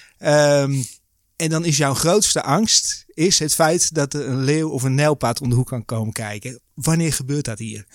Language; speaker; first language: Dutch; native; Dutch